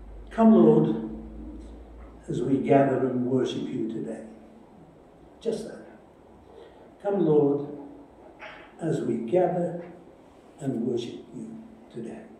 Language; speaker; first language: English; native; English